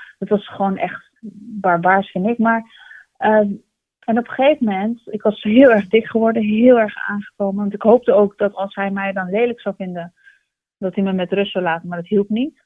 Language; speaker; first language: Dutch; early bilingual, other home language; Turkish